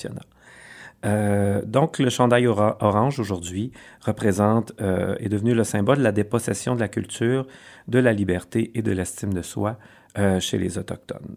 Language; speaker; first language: French; native; French